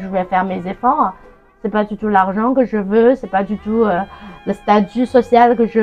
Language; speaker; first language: French; non-native, fluent; Chinese